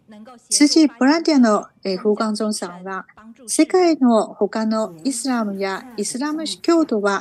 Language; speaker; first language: Japanese; non-native, fluent; Chinese